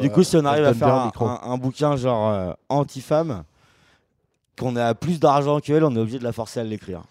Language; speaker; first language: French; native; French